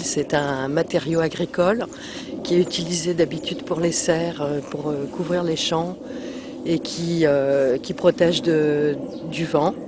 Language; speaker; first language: French; native; French